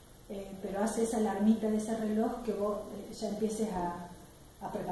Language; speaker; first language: Spanish; native; Spanish